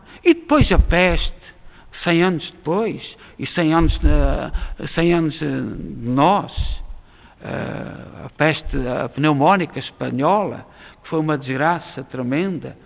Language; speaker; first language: Portuguese; native; Portuguese